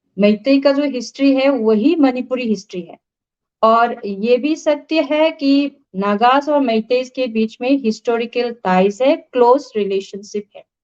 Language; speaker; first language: Hindi; non-native, local second language; Manipuri